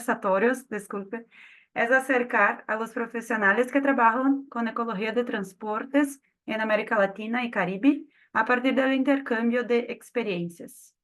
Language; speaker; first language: Spanish; non-native, fluent; Portuguese